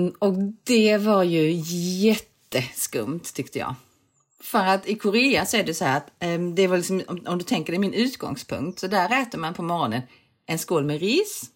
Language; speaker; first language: Swedish; early bilingual, other home language; Korean